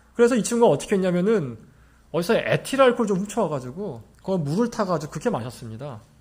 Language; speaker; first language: Korean; native; Korean